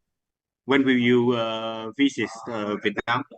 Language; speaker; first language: English; non-native, learner; Vietnamese